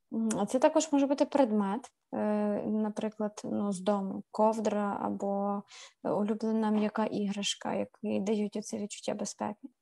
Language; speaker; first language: Ukrainian; native; Ukrainian